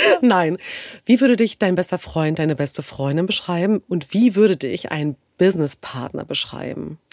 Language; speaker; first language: German; early bilingual, other home language; Kurdish